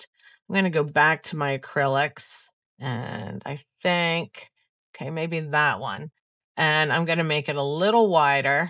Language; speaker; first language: English; native; English